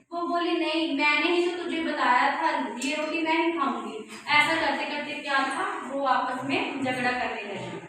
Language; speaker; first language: Hindi; native; Hindi